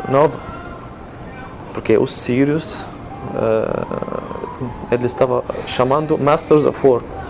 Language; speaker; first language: Portuguese; non-native, learner; Arabic